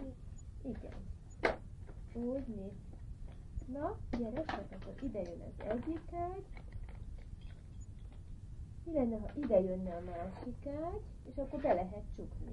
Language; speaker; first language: Hungarian; native; Hungarian